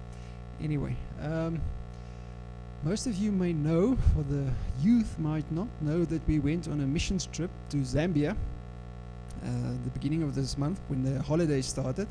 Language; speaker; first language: English; non-native, local second language; Afrikaans